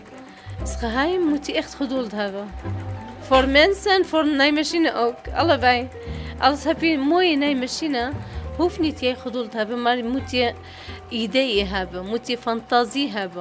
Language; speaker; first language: Dutch; non-native, learner; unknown